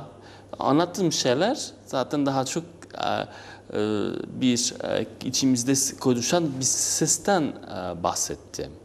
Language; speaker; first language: Turkish; non-native, learner; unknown